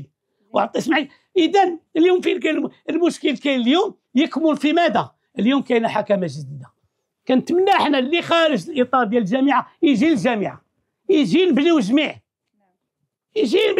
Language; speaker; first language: Arabic; native; Arabic